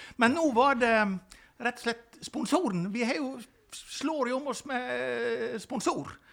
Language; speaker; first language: Norwegian; native; Norwegian